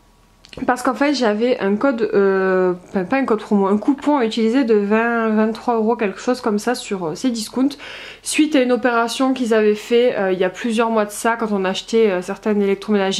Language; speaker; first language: French; native; French